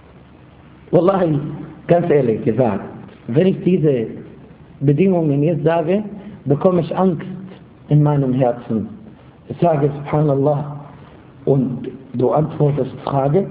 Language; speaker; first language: German; non-native, fluent; Arabic